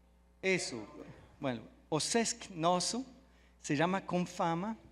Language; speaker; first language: Portuguese; non-native, fluent; Spanish